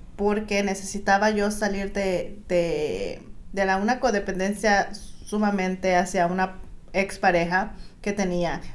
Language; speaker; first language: Spanish; native; Spanish